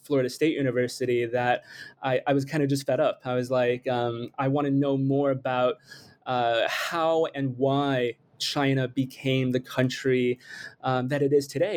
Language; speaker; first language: English; native; English